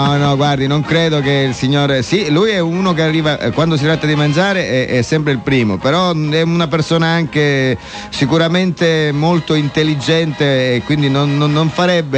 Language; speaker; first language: Italian; native; Italian